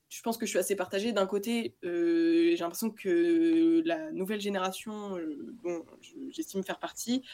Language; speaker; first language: French; native; French